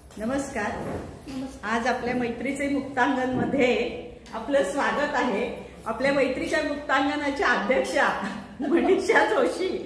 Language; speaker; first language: Marathi; native; Marathi